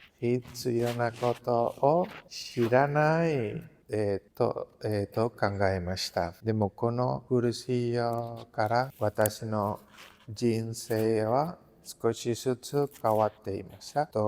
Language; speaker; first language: Japanese; non-native, learner; Spanish